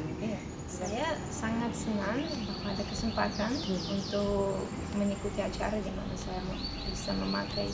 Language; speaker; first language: Indonesian; non-native, fluent; Russian